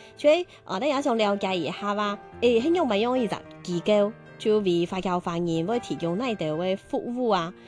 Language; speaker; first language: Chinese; non-native, local second language; Cantonese